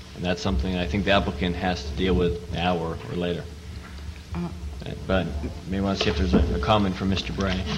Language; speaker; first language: English; native; English